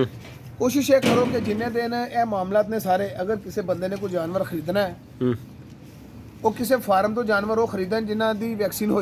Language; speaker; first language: Punjabi; native; Punjabi